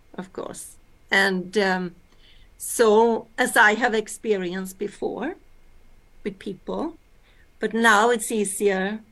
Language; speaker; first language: English; early bilingual, other home language; Swedish